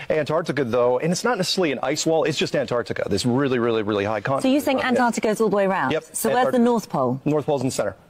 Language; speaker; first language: English; native; English